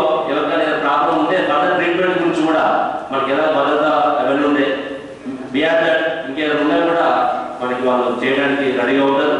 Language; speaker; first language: Telugu; native; Telugu